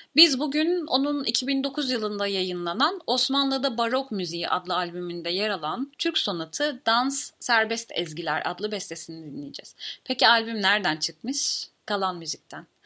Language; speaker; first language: Turkish; native; Turkish